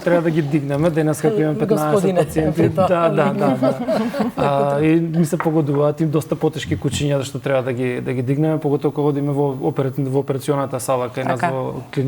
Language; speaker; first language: Macedonian; native; Macedonian